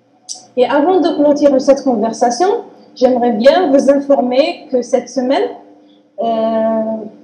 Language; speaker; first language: French; non-native, learner; Arabic